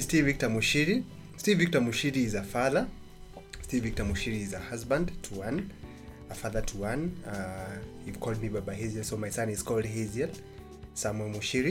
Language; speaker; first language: English; non-native, local second language; Embu